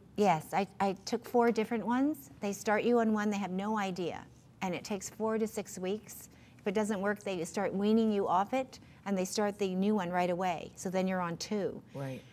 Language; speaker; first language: English; native; English